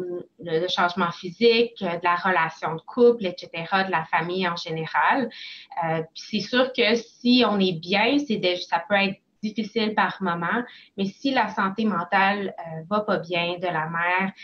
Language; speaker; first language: French; native; French